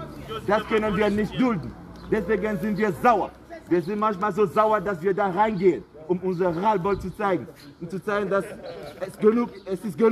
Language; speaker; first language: German; non-native, fluent; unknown